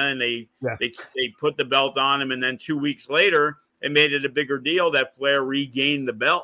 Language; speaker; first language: English; native; English